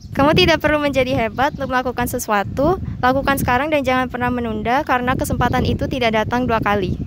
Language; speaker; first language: Indonesian; native; Indonesian